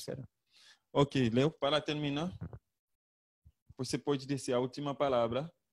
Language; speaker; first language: Portuguese; non-native, learner; Haitian Creole